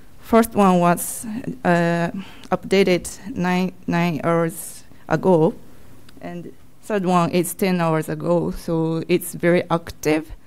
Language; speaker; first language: English; non-native, learner; Japanese